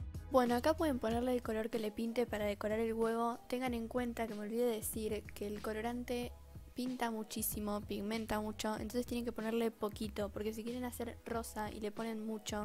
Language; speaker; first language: Spanish; native; Spanish